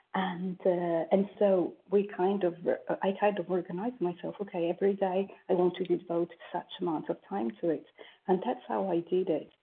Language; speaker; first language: English; non-native, fluent; French